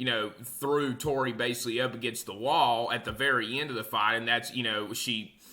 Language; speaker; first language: English; native; English